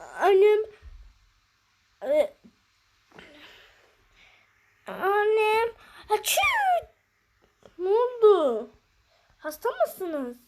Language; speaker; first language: Turkish; early bilingual, heritage; Turkish